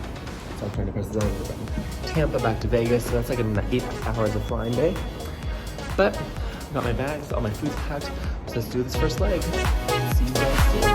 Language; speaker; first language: English; native; English